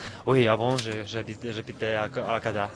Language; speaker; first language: French; non-native, learner; Russian